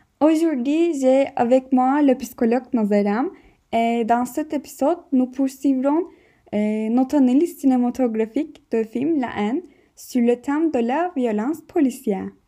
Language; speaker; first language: French; non-native, learner; Turkish